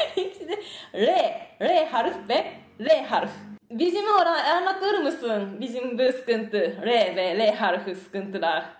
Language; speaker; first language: Turkish; non-native, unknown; Japanese